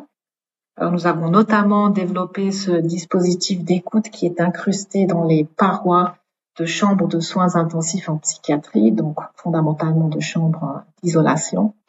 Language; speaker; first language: French; native; French